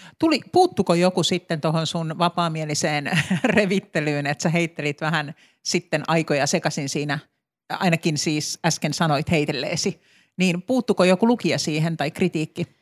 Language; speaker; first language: Finnish; native; Finnish